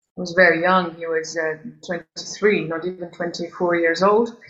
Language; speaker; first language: English; early bilingual, other home language; Albanian